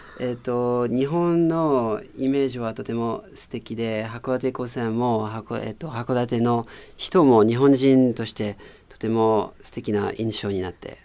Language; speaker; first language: Japanese; non-native, fluent; French